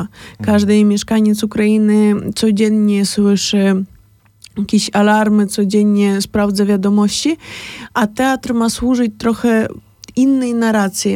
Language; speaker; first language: Polish; non-native, fluent; Ukrainian